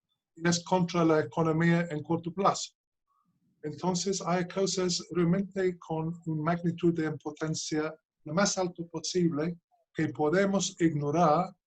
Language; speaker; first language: Spanish; non-native, fluent; English